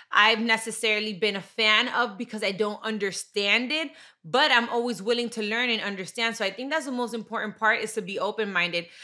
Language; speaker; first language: English; early bilingual, other home language; Spanish